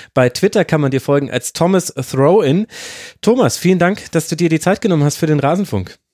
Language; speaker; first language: German; native; German